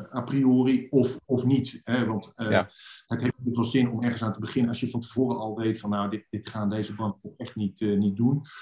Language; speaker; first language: Dutch; native; Dutch